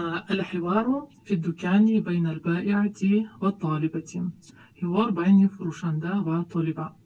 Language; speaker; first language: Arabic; non-native, learner; Tajik